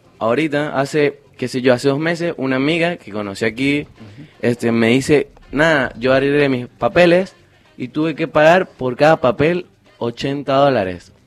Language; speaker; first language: Spanish; native; Spanish